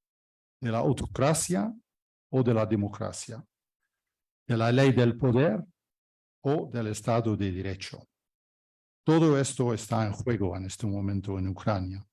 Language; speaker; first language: Spanish; non-native, fluent; Dutch